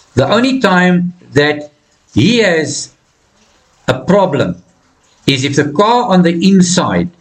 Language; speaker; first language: English; non-native, local second language; Afrikaans